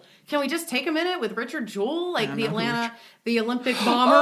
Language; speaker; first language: English; native; English